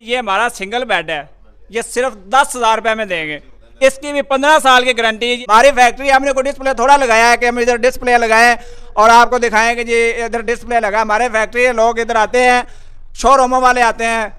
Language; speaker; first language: Urdu; non-native, local second language; Punjabi